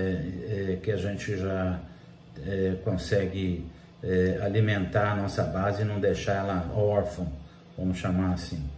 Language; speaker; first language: Portuguese; native; Portuguese